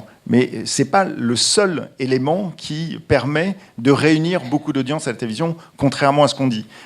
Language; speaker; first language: French; native; French